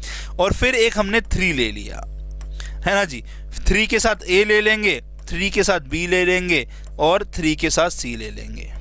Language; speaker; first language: Hindi; native; Hindi